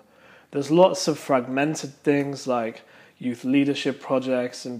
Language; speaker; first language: English; native; English